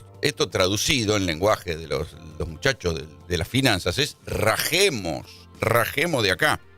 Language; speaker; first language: Spanish; native; Spanish